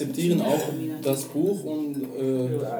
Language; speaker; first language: German; non-native, learner; Persian